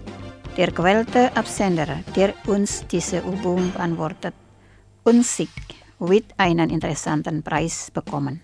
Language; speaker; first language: German; non-native, fluent; Indonesian